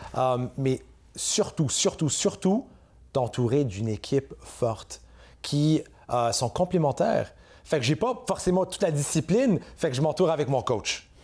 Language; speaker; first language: French; native; French